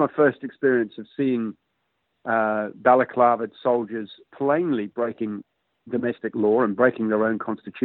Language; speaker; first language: English; native; English